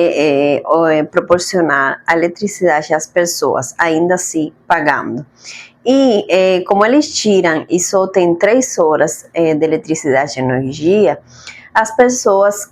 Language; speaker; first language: Portuguese; non-native, fluent; Spanish